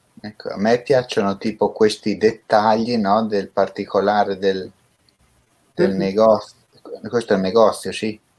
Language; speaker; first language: Italian; native; Italian